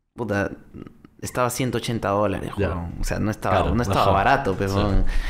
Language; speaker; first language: Spanish; native; Spanish